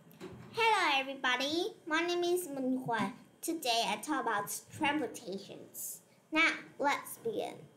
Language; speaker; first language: English; non-native, learner; Vietnamese